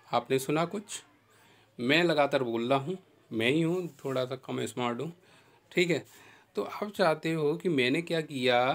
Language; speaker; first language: Hindi; native; Hindi